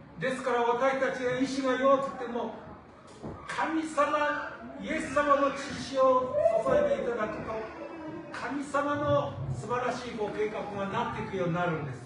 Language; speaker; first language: Japanese; native; Japanese